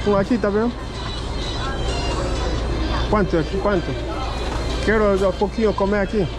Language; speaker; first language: Portuguese; non-native, learner; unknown